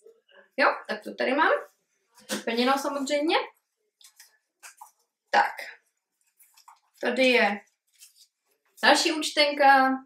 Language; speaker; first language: Czech; early bilingual, heritage; Czech